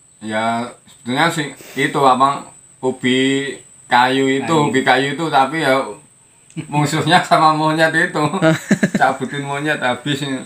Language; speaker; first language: Indonesian; non-native, local second language; Javanese